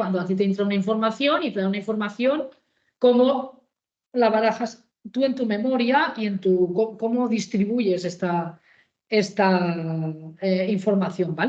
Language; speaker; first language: Spanish; native; Spanish